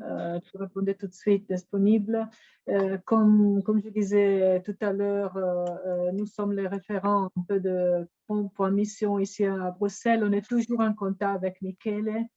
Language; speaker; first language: French; non-native, fluent; Italian